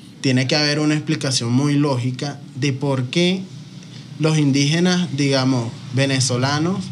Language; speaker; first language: Spanish; native; Spanish